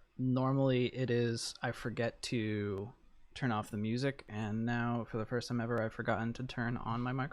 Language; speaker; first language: English; native; English